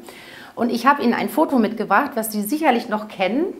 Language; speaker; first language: German; native; German